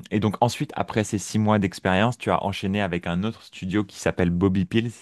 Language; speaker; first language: French; native; French